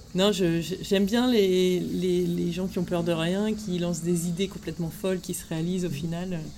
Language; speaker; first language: French; native; French